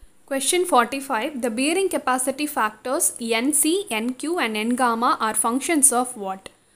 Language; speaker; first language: English; non-native, local second language; Tamil